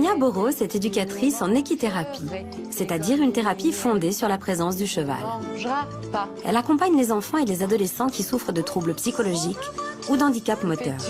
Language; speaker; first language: French; native; French